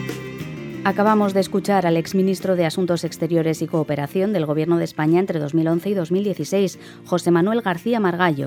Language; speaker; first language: Spanish; native; Spanish